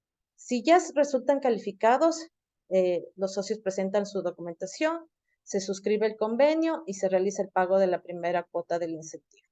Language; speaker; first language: Spanish; native; Spanish